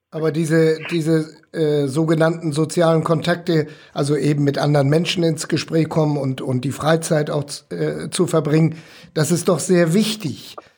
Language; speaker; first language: German; native; German